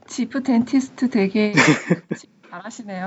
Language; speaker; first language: Korean; early bilingual, heritage; Korean